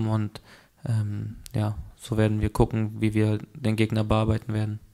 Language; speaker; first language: German; early bilingual, other home language; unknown